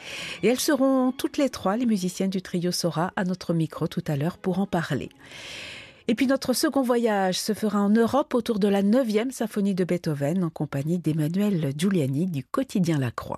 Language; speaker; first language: French; native; French